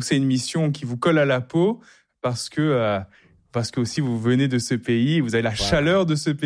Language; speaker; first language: French; native; French